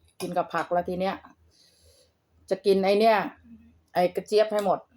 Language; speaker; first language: Thai; non-native, local second language; Lao